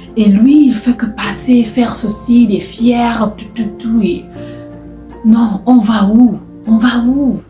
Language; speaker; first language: French; non-native, local second language; Lingala